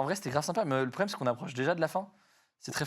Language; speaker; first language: French; native; French